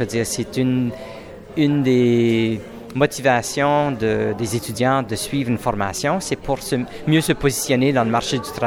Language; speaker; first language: French; native; French